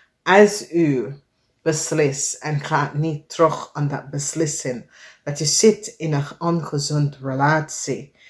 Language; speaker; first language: Dutch; non-native, learner; English